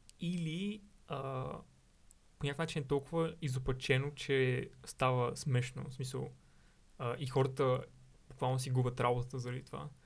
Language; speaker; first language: Bulgarian; native; Bulgarian